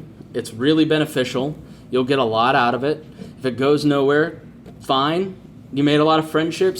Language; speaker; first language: English; native; English